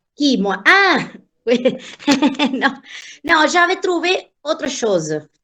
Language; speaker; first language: French; non-native, learner; Spanish